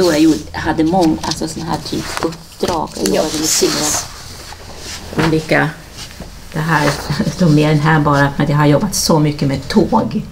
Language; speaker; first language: Swedish; native; Swedish